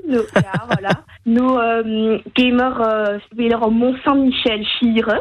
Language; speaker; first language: German; non-native, local second language; French